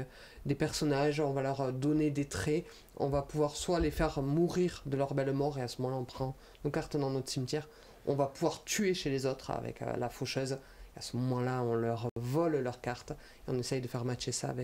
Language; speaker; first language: French; native; French